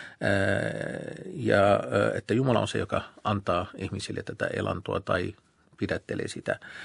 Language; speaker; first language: Finnish; non-native, fluent; Arabic